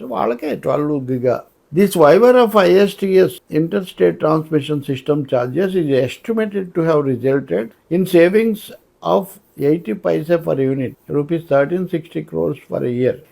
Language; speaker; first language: English; non-native, local second language; Telugu